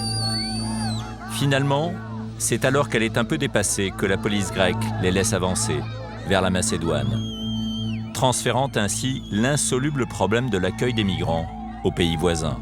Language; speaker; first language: French; native; French